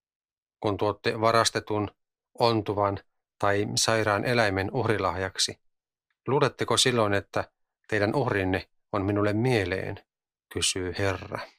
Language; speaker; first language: Finnish; native; Finnish